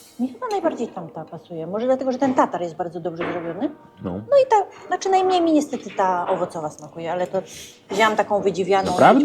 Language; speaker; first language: Polish; native; Polish